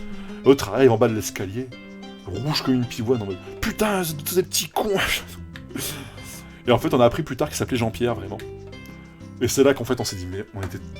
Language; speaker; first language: French; native; French